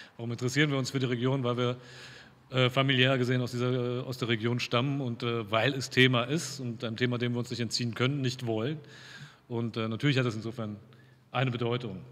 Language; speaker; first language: German; native; German